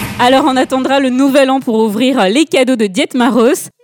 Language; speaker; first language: French; native; French